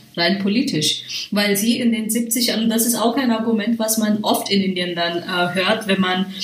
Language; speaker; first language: German; non-native, fluent; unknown